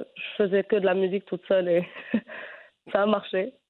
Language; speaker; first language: French; non-native, local second language; Arabic